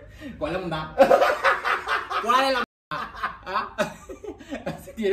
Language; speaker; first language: Spanish; native; Spanish